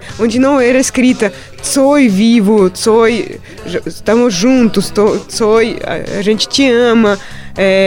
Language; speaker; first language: Portuguese; non-native, fluent; Russian